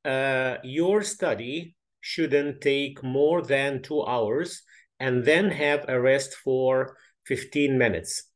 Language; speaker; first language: English; non-native, fluent; Arabic